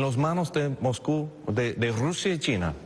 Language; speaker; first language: Spanish; non-native, fluent; English